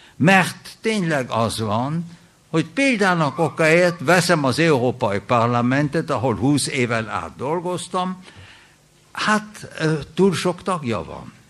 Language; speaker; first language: Hungarian; early bilingual, heritage; German